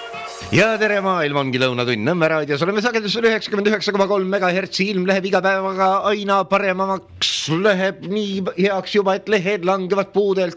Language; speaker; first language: Estonian; native; Estonian